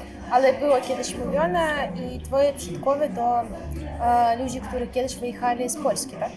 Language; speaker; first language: Polish; non-native, fluent; Russian